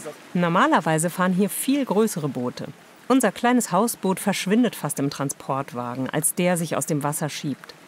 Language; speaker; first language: German; native; German